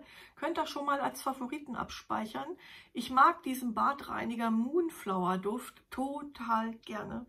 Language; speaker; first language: German; native; German